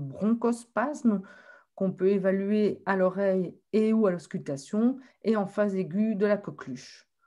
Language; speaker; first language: French; native; French